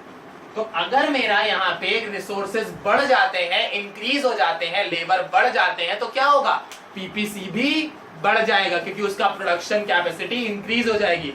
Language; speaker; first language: Hindi; native; Hindi